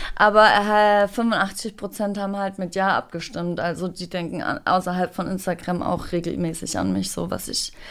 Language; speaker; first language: German; native; German